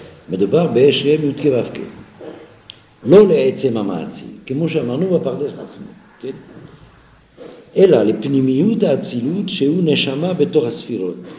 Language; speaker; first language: Hebrew; non-native, fluent; French